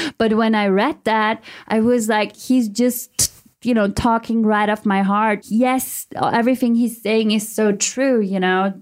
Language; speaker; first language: English; early bilingual, heritage; German